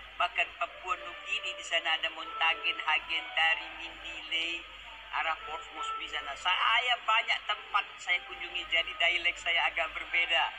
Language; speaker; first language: Indonesian; non-native, local second language; Achinese